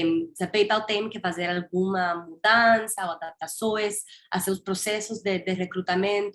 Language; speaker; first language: Portuguese; non-native, fluent; Spanish